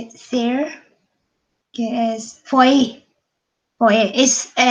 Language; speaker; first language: Spanish; non-native, learner; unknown